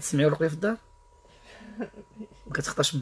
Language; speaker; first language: Arabic; native; Arabic